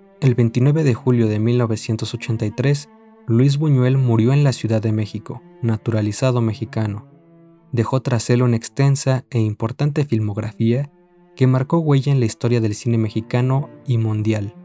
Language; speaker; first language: Spanish; native; Spanish